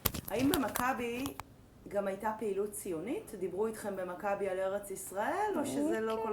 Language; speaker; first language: Hebrew; native; Hebrew